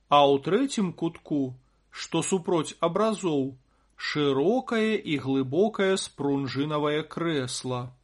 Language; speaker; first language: Belarusian; native; Belarusian